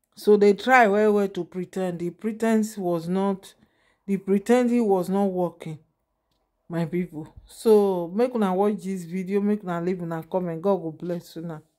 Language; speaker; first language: Nigerian Pidgin; non-native, local second language; Yoruba